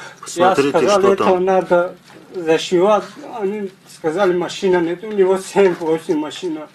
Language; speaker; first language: Russian; non-native, learner; Tajik